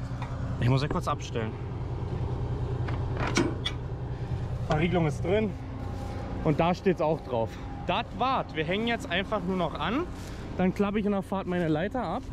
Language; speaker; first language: German; native; German